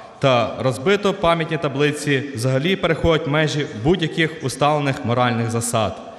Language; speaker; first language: Ukrainian; native; Ukrainian